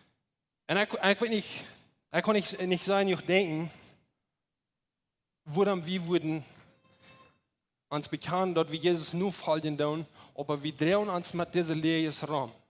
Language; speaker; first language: German; non-native, learner; Plautdietsch